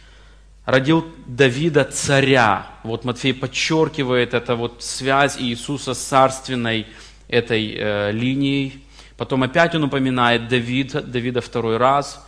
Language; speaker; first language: Russian; native; Russian